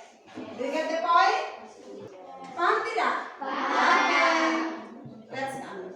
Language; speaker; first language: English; non-native, learner; Indonesian